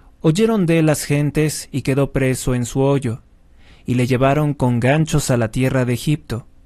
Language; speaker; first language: Spanish; native; Spanish